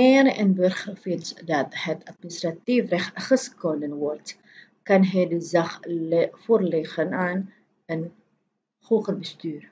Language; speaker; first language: Dutch; non-native, fluent; Indonesian